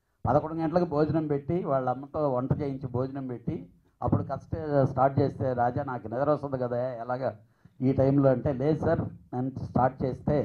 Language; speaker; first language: Telugu; native; Telugu